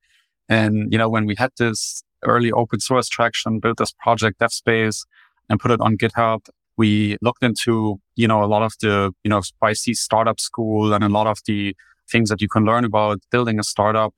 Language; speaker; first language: English; non-native, fluent; German